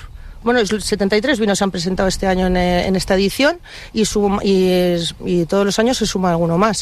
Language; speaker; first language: Spanish; native; Spanish